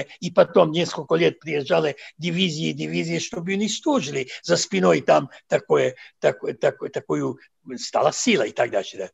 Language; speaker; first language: Russian; non-native, fluent; Serbian